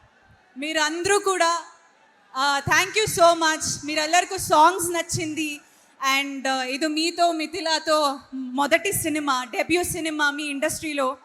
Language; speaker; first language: Telugu; non-native, local second language; Kannada